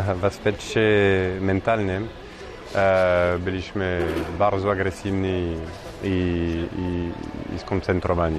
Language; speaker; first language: Polish; non-native, fluent; French